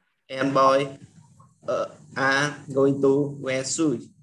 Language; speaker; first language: English; non-native, learner; Vietnamese